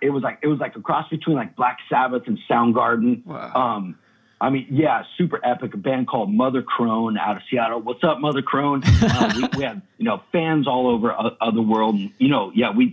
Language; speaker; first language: English; native; English